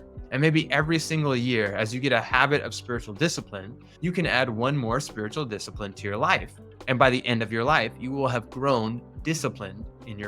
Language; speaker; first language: English; native; English